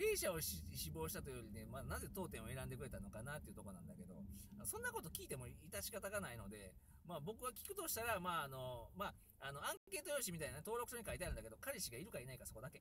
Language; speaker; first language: Japanese; native; Japanese